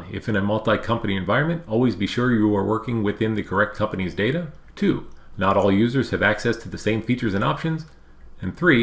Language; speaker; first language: English; native; English